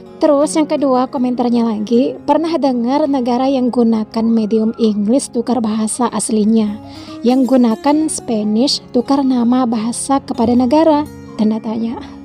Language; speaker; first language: Indonesian; native; Indonesian